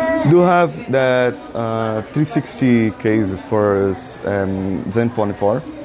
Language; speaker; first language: English; non-native, learner; Portuguese